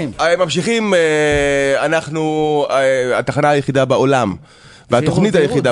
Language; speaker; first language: Hebrew; native; Hebrew